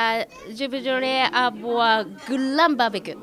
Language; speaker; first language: French; non-native, learner; Japanese